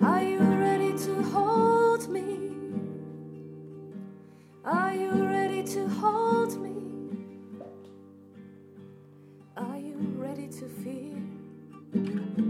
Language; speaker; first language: English; non-native, fluent; German